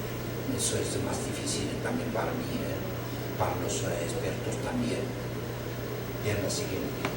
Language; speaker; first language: Spanish; non-native, learner; Chinese